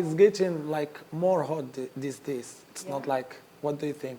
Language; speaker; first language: English; non-native, learner; Arabic